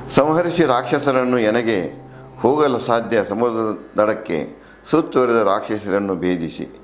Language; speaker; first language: Kannada; native; Kannada